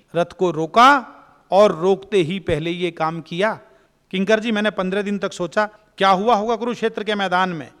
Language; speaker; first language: Hindi; native; Hindi